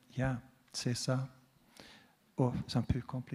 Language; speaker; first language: French; non-native, learner; German